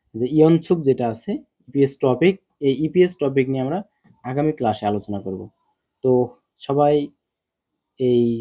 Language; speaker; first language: Bangla; native; Bangla